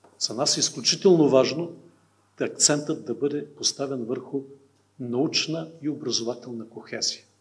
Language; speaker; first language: Bulgarian; native; Bulgarian